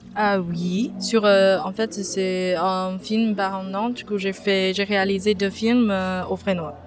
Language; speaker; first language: French; non-native, fluent; Chinese